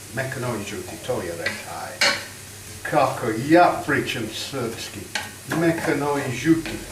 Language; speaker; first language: Bosnian; non-native, learner; English